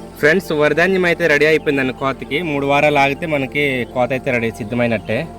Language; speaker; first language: Telugu; non-native, local second language; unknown